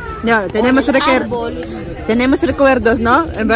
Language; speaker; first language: Spanish; non-native, fluent; Filipino